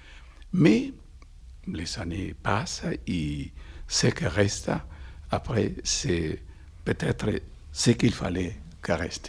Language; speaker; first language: French; non-native, fluent; Spanish